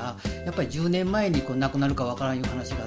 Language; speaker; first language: Japanese; native; Japanese